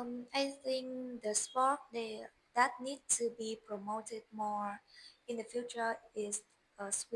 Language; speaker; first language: English; non-native, learner; Vietnamese